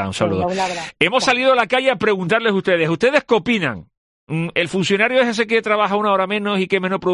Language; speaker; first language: Spanish; native; Spanish